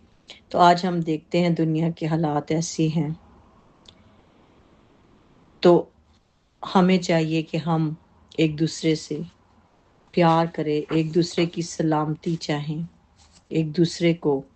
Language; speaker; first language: Urdu; native; Urdu